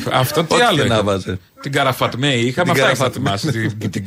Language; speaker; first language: Greek; native; Greek